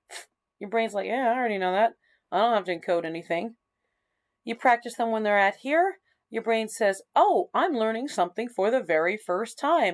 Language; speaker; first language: English; native; English